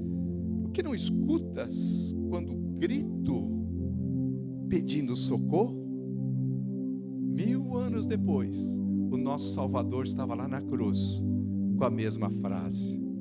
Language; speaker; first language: Portuguese; native; Portuguese